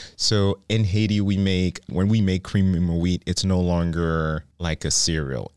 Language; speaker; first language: English; non-native, fluent; Haitian Creole